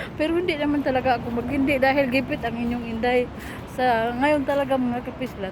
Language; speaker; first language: Filipino; non-native, local second language; Cebuano